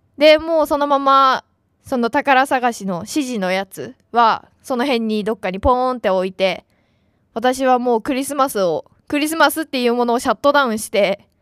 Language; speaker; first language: Japanese; native; Japanese